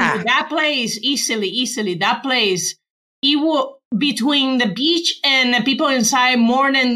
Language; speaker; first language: English; non-native, fluent; Spanish